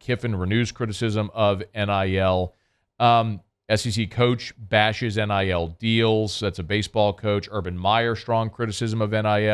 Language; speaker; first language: English; native; English